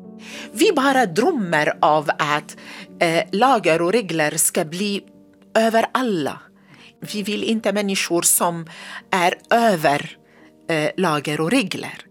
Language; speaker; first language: Swedish; non-native, learner; Arabic